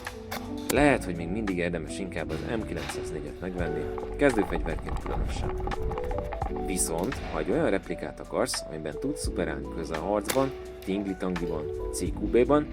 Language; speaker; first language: Hungarian; native; Hungarian